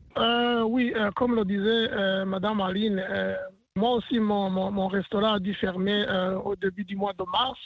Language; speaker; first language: French; non-native, local second language; Rundi